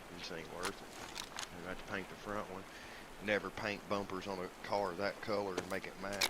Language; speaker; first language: English; native; English